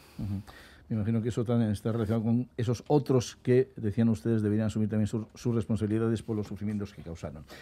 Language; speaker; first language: Spanish; native; Spanish